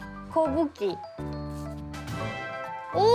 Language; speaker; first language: Korean; non-native, learner; English